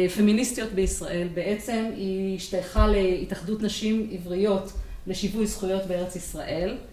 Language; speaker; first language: Hebrew; native; Hebrew